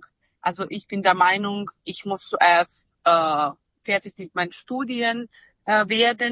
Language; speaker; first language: German; non-native, fluent; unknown